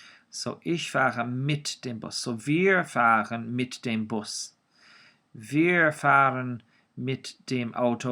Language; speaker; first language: German; non-native, fluent; Irish